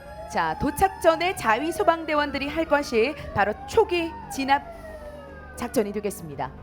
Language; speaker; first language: Korean; native; Korean